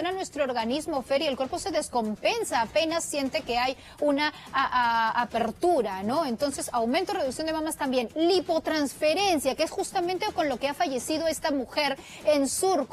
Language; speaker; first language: Spanish; native; Spanish